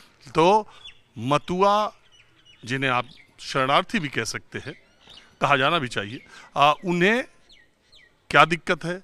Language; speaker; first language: Hindi; native; Hindi